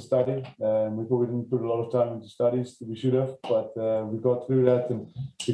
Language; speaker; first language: English; non-native, local second language; Afrikaans